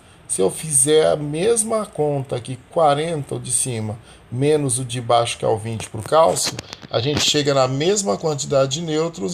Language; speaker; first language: Portuguese; native; Portuguese